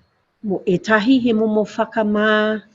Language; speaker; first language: Māori; non-native, local second language; English